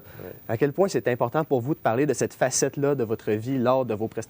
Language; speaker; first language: French; native; French